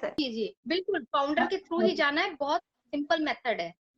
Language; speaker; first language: Hindi; native; Hindi